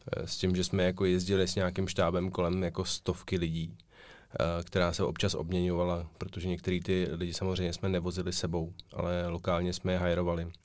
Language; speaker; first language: Czech; native; Czech